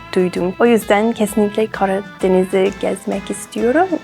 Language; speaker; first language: Turkish; non-native, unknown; English